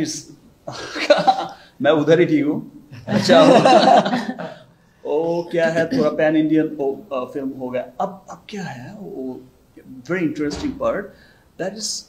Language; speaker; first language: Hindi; non-native, learner; Bangla